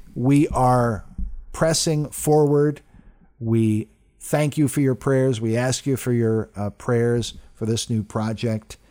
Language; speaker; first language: English; early bilingual, other home language; Italian